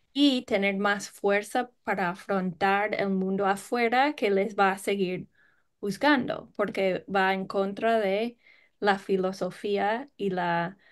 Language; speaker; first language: Spanish; non-native, fluent; English